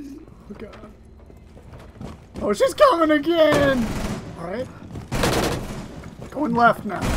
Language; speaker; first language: English; native; English